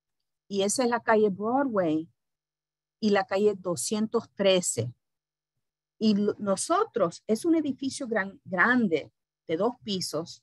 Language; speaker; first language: Spanish; early bilingual, heritage; Spanish